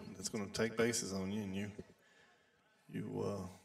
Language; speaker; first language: English; native; English